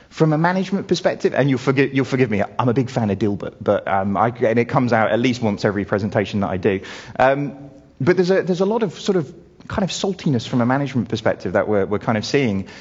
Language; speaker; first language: English; native; English